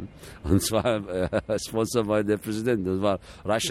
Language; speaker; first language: German; non-native, fluent; Arabic